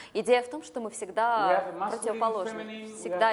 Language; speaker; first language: Russian; native; Russian